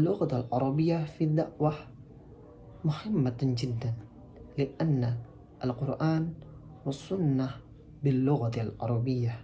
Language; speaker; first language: Arabic; non-native, learner; Indonesian